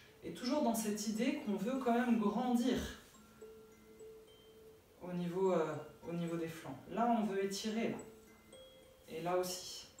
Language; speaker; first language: French; native; French